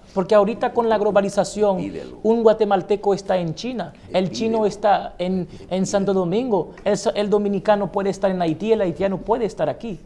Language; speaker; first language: Spanish; non-native, fluent; Haitian Creole